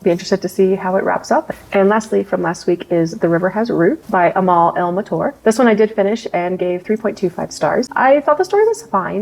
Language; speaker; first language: English; native; English